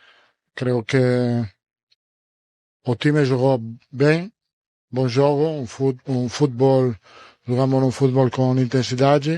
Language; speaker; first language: Spanish; non-native, fluent; Italian